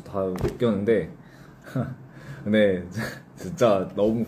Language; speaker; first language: Korean; early bilingual, heritage; English